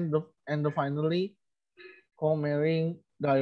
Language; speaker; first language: English; non-native, learner; Indonesian